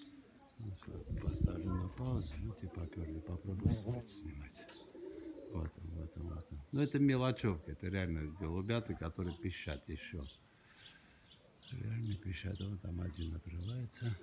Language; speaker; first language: Russian; native; Russian